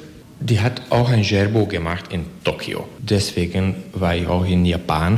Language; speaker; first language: German; non-native, learner; Hungarian